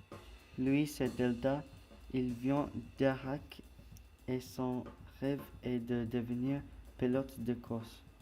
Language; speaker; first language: French; non-native, learner; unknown